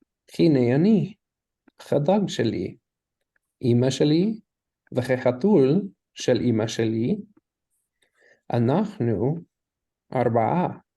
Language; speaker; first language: Hebrew; non-native, fluent; English